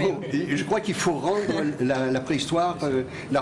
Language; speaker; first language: French; native; French